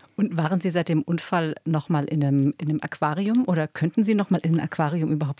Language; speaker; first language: German; native; German